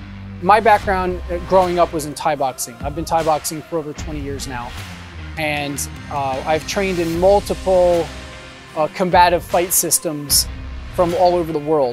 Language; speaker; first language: English; native; English